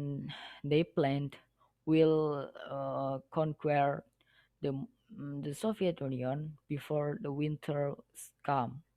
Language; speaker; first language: English; non-native, learner; Indonesian